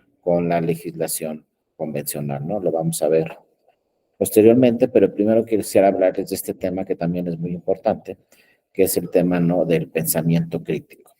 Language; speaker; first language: Spanish; native; Spanish